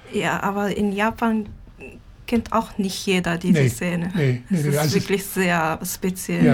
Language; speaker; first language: German; non-native, fluent; Japanese